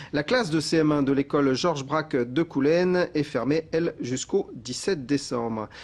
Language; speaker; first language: French; native; French